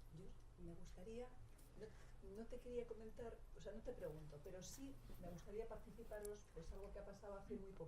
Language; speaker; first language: Spanish; native; Spanish